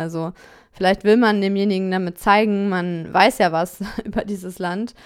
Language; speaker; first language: German; native; German